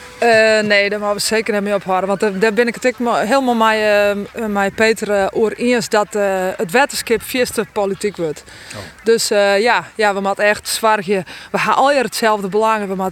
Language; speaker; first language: Dutch; non-native, local second language; Western Frisian